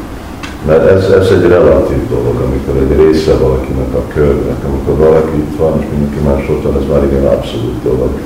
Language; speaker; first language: Hungarian; early bilingual, heritage; Hungarian